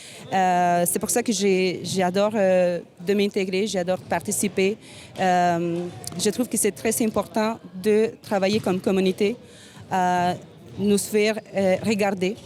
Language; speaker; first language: French; non-native, learner; Spanish